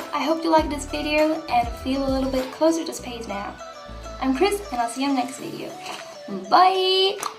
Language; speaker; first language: English; non-native, fluent; Spanish